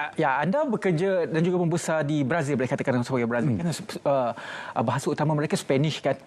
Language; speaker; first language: Malay; native; Malay